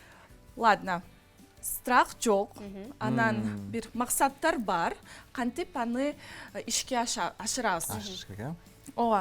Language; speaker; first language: Kyrgyz; non-native, local second language; Russian